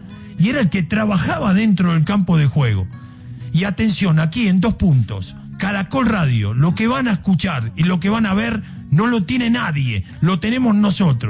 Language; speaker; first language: Spanish; native; Spanish